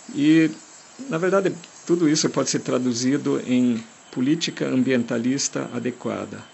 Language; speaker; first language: Portuguese; non-native, fluent; German